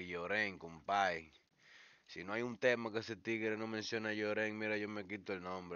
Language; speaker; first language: Spanish; early bilingual, other home language; English